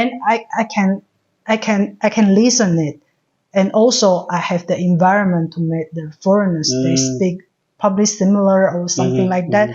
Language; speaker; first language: English; non-native, learner; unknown